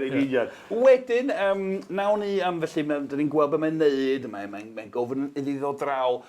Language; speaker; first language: Welsh; non-native, fluent; English